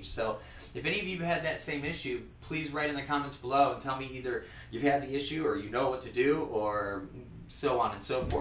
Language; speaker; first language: English; native; English